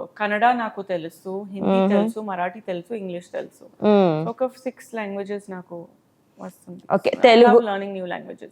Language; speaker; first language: Telugu; non-native, learner; Hindi